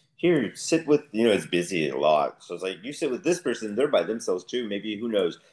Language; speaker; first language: English; native; English